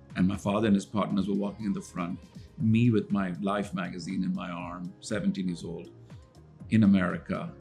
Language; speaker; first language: English; non-native, local second language; Hindi